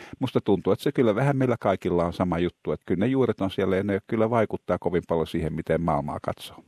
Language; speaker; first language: Finnish; native; Finnish